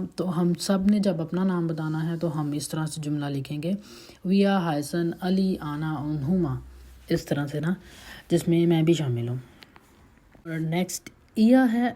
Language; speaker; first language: Urdu; native; Urdu